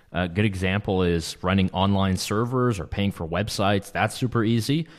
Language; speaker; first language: English; native; English